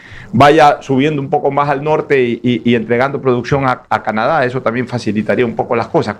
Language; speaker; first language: Spanish; native; Spanish